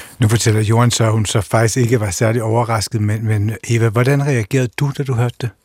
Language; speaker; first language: Danish; native; Danish